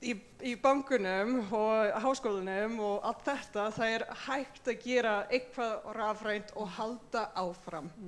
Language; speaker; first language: Icelandic; non-native, fluent; English